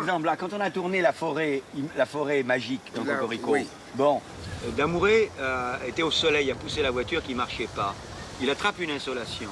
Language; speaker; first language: French; native; French